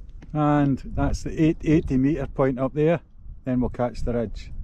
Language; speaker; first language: English; native; English